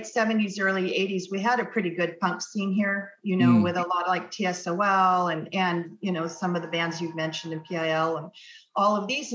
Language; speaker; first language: English; native; English